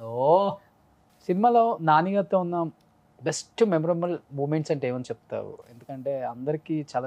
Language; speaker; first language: Telugu; native; Telugu